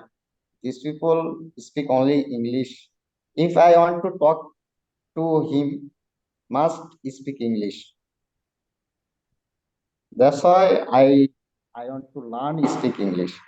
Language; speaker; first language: English; non-native, learner; Bangla